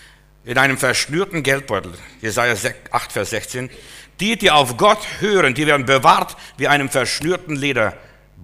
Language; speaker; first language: German; native; German